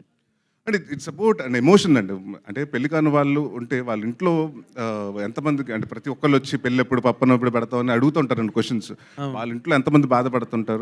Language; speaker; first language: Telugu; native; Telugu